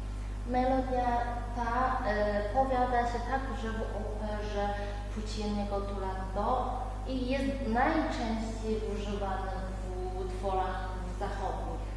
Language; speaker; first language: Polish; non-native, learner; Chinese